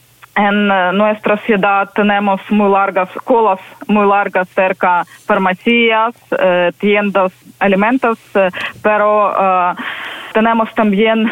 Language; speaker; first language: Spanish; non-native, learner; Ukrainian